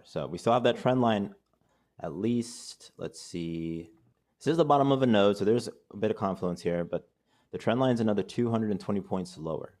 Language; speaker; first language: English; native; English